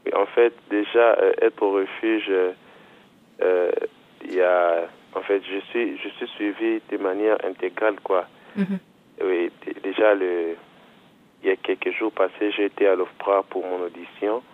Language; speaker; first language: French; non-native, local second language; Lingala